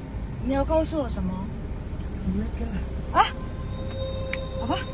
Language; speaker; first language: Chinese; early bilingual, heritage; Indonesian